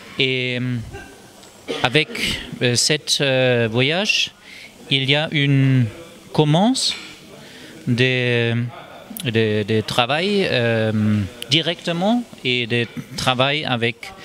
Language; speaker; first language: French; non-native, learner; German